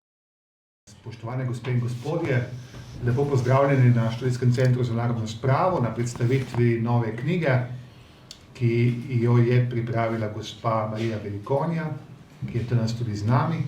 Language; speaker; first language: Slovenian; native; Slovenian